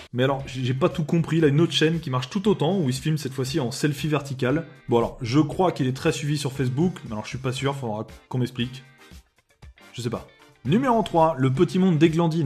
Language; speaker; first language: French; native; French